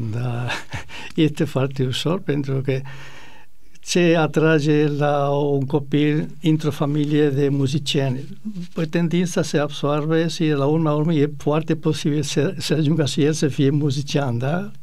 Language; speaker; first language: Romanian; non-native, fluent; Spanish